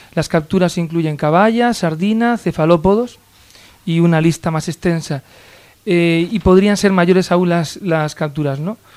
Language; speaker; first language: Spanish; native; Spanish